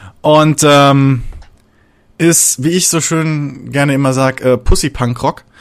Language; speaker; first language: German; native; German